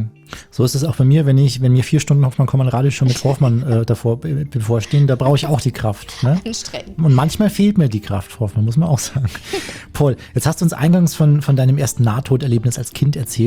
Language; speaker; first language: German; native; German